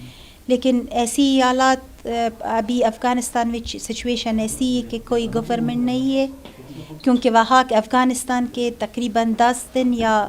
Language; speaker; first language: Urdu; non-native, fluent; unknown